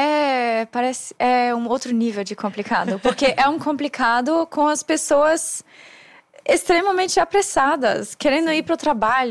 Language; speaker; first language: Portuguese; non-native, fluent; German